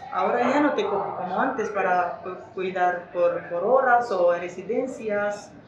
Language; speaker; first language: Spanish; non-native, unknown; Romanian